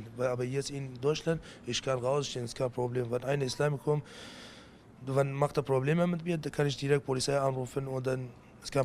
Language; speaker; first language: German; non-native, learner; Kurdish